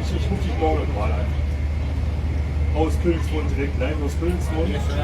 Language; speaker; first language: German; native; German